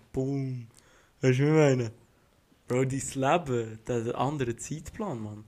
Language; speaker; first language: German; early bilingual, other home language; Albanian